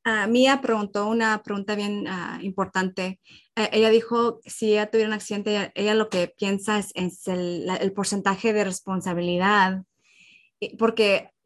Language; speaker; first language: Spanish; early bilingual, heritage; Spanish